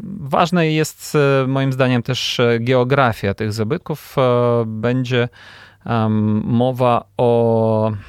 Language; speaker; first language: Polish; non-native, fluent; Ukrainian